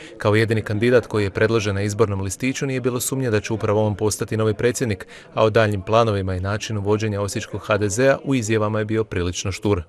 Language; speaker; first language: Croatian; native; Croatian